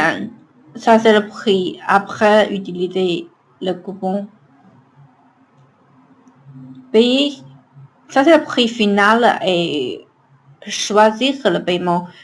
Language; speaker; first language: French; non-native, learner; Chinese